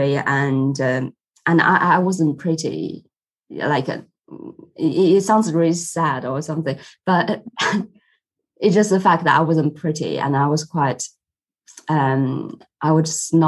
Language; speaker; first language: English; non-native, fluent; Chinese